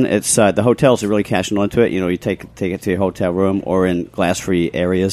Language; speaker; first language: English; native; English